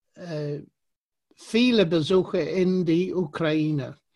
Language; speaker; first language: German; non-native, fluent; English